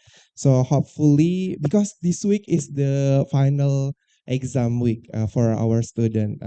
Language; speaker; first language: English; non-native, learner; Indonesian